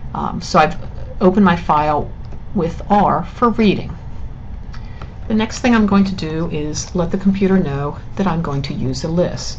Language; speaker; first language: English; native; English